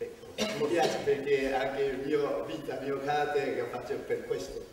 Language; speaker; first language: Italian; non-native, learner; Japanese